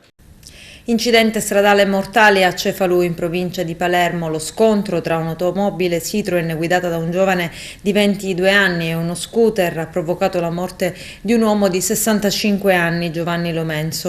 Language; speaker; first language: Italian; native; Italian